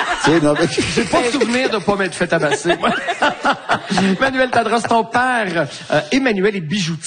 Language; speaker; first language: French; native; French